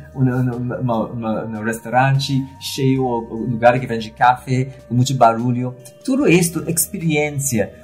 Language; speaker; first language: Portuguese; non-native, fluent; English